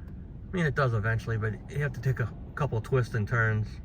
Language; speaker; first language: English; native; English